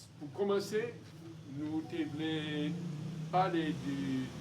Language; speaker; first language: Haitian Creole; non-native, fluent; English